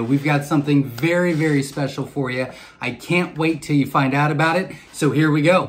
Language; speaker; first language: English; native; English